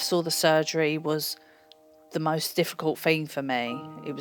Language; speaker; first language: English; native; English